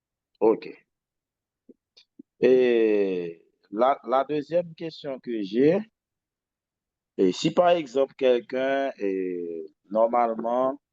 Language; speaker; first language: French; non-native, local second language; Haitian Creole